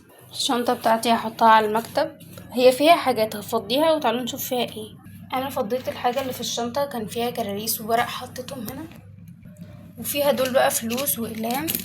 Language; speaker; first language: Arabic; native; Arabic